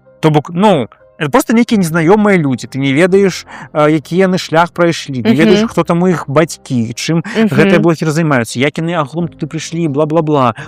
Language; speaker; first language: Belarusian; non-native, local second language; Russian